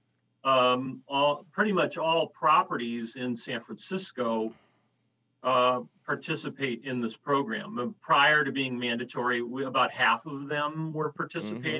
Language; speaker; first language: English; native; English